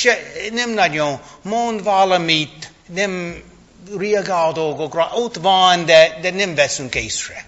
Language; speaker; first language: Hungarian; non-native, fluent; English